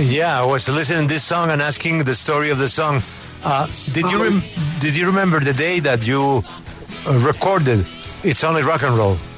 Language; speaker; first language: English; non-native, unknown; Spanish